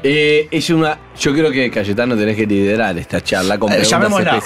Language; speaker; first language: Spanish; native; Spanish